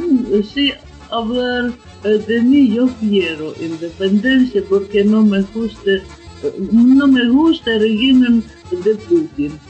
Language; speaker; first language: Spanish; non-native, learner; Ukrainian